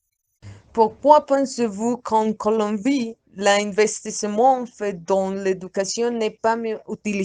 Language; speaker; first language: French; non-native, learner; Spanish